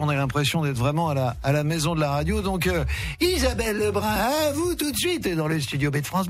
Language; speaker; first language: French; native; French